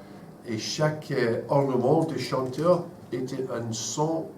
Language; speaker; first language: French; non-native, fluent; English